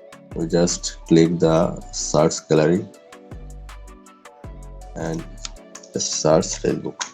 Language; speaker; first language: English; non-native, local second language; Bangla